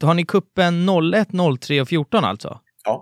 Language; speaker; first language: Swedish; native; Swedish